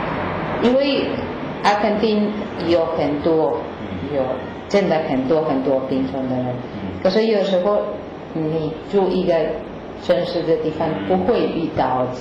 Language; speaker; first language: Chinese; non-native, learner; Spanish